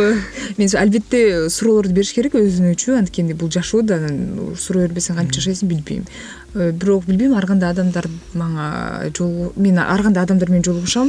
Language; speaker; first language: Kyrgyz; non-native, local second language; Russian